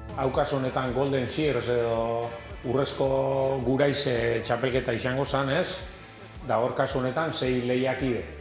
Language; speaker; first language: Basque; native; Basque